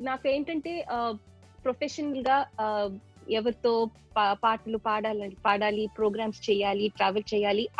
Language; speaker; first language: Telugu; non-native, local second language; Tamil